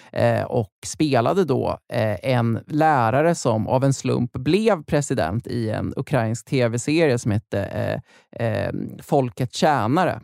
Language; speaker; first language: Swedish; native; Swedish